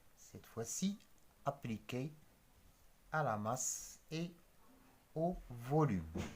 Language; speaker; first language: French; non-native, local second language; Arabic